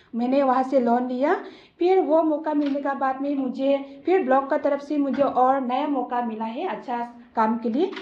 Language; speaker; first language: Hindi; non-native, local second language; Garo